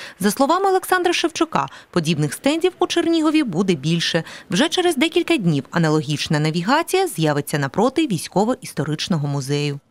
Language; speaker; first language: Ukrainian; native; Ukrainian